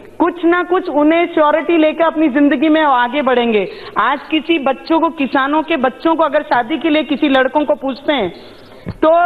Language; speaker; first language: Hindi; non-native, local second language; Punjabi